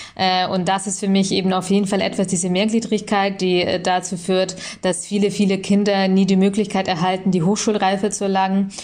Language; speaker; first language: German; early bilingual, other home language; Russian